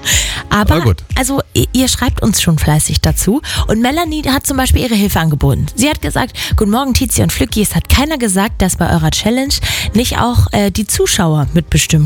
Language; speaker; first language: German; native; German